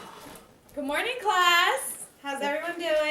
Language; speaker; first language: English; native; English